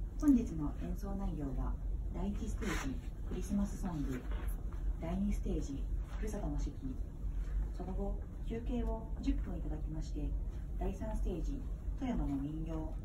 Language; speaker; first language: Japanese; non-native, fluent; Filipino